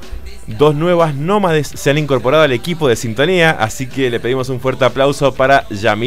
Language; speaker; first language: Spanish; native; Spanish